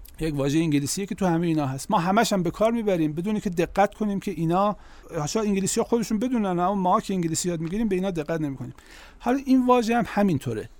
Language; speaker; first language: Persian; native; Persian